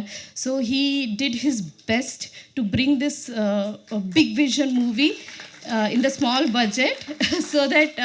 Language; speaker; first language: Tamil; non-native, learner; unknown